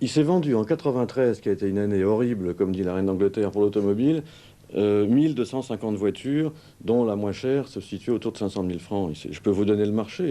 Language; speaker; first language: French; native; French